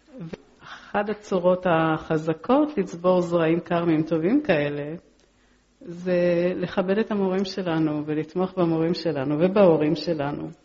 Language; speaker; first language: Hebrew; early bilingual, other home language; Polish